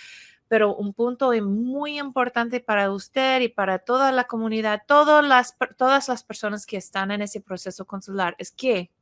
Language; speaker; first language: Spanish; non-native, fluent; English